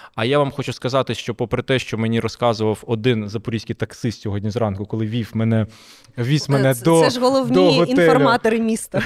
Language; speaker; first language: Ukrainian; non-native, local second language; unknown